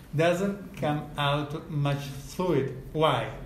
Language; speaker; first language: English; non-native, fluent; Italian